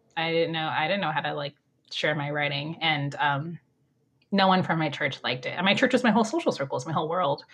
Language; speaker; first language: English; native; English